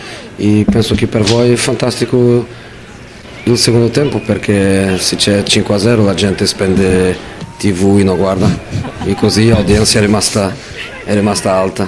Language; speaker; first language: Italian; non-native, fluent; Portuguese